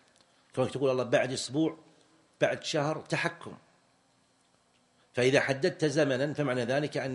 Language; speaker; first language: Arabic; native; Arabic